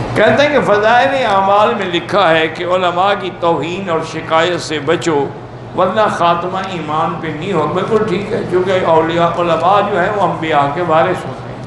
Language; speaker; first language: Urdu; native; Urdu